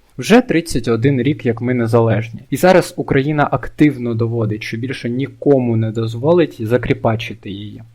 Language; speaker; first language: Ukrainian; non-native, local second language; Russian